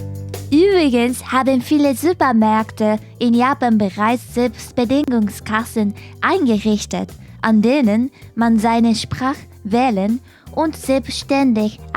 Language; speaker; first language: German; non-native, fluent; Japanese